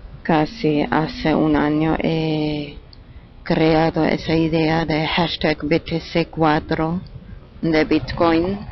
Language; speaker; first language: Spanish; non-native, learner; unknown